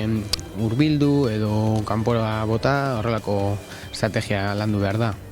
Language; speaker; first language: Basque; native; Basque